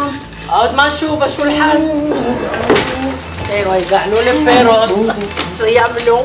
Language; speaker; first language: Hebrew; early bilingual, other home language; Arabic